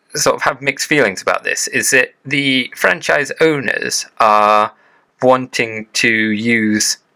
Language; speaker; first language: English; native; English